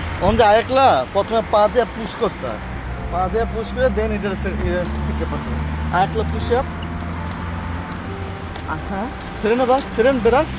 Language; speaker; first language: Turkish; non-native, learner; Bangla